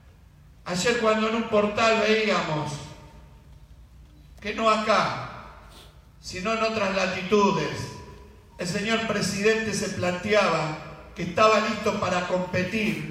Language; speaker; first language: Spanish; native; Spanish